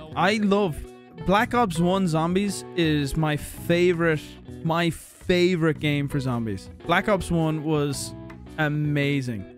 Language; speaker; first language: English; native; English